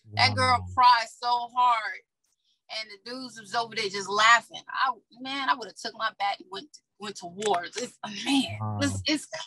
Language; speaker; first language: English; native; English